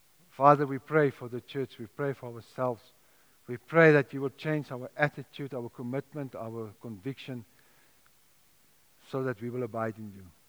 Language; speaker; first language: English; non-native, local second language; Afrikaans